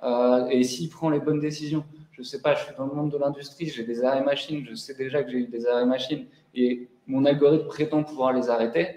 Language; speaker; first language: French; native; French